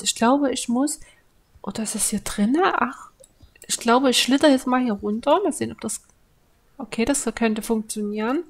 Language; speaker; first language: German; native; German